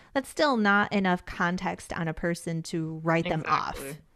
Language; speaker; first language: English; native; English